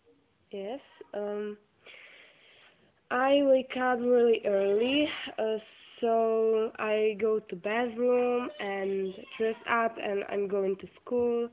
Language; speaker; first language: English; non-native, learner; Czech